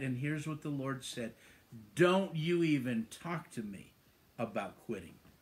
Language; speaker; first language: English; native; English